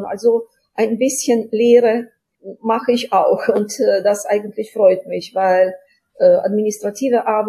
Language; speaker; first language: German; non-native, fluent; Ukrainian